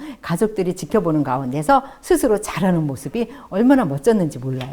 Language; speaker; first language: Korean; native; Korean